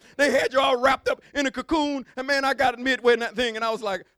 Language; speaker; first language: English; native; English